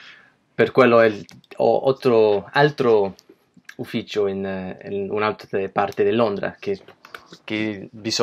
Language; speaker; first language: Italian; non-native, learner; English